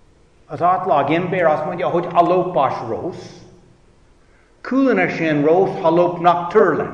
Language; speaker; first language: Hungarian; non-native, fluent; English